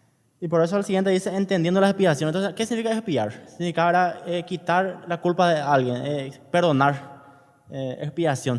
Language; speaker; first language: Spanish; native; Spanish